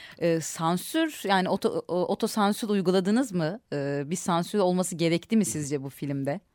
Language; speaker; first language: Turkish; native; Turkish